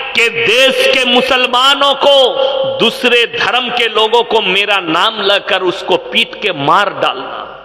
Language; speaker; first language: Hindi; non-native, local second language; Bangla